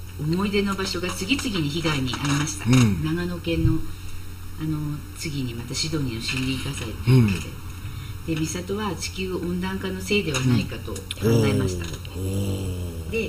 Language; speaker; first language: Japanese; native; Japanese